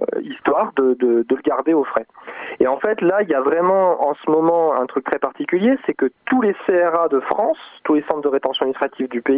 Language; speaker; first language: French; native; French